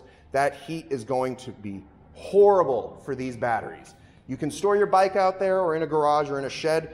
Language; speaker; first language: English; native; English